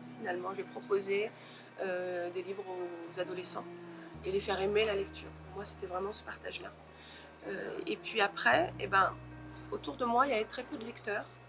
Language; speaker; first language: French; native; French